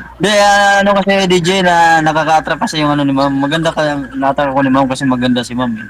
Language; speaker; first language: Filipino; non-native, local second language; Cebuano